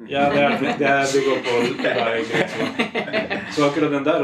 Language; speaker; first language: Norwegian; non-native, fluent; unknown